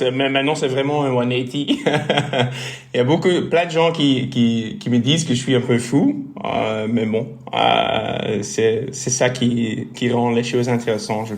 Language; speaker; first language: French; non-native, local second language; Dutch